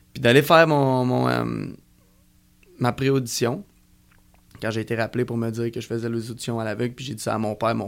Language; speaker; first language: French; native; French